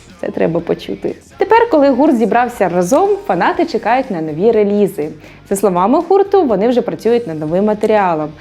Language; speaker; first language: Ukrainian; native; Ukrainian